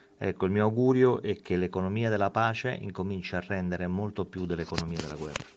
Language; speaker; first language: Italian; native; Italian